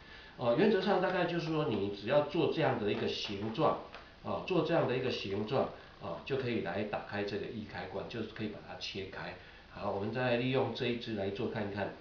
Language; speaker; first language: Chinese; native; Chinese